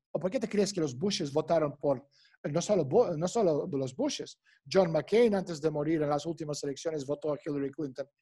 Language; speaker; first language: Spanish; non-native, fluent; Russian